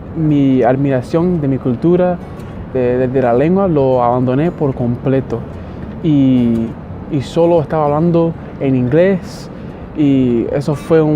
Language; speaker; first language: Spanish; early bilingual, heritage; Spanish